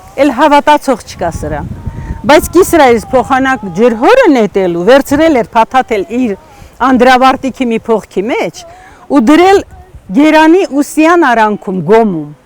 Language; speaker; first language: Armenian; native; Armenian